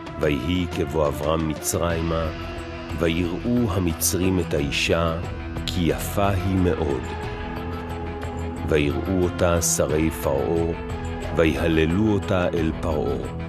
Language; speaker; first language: Hebrew; native; Hebrew